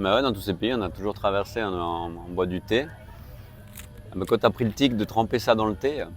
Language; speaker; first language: French; native; French